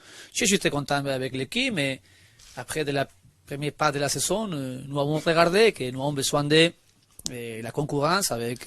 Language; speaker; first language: French; non-native, learner; Spanish